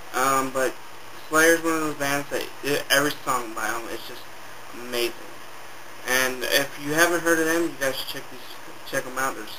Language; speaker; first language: English; native; English